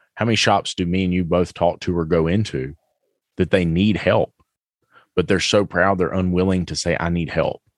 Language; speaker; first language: English; native; English